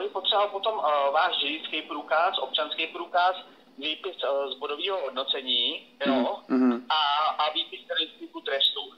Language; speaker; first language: Czech; native; Czech